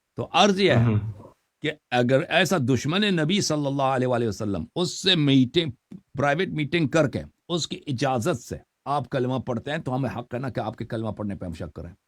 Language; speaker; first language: Urdu; non-native, fluent; Persian